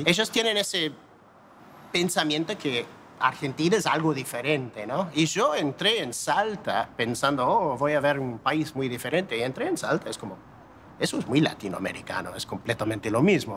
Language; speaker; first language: Spanish; non-native, fluent; English